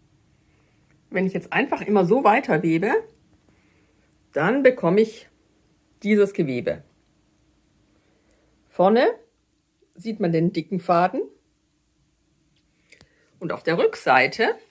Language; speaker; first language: German; native; German